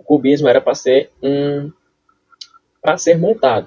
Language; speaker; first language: Portuguese; native; Portuguese